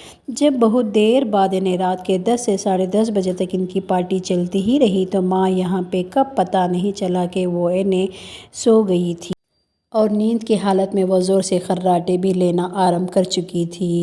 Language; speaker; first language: Hindi; non-native, local second language; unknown